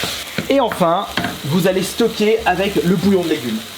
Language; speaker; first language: French; native; French